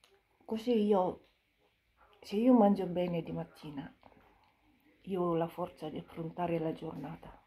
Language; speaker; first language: Italian; non-native, fluent; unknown